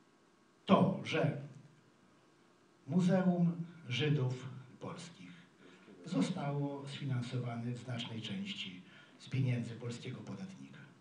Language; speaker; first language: Polish; native; Polish